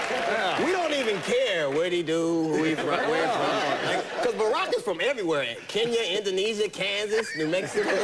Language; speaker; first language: English; native; English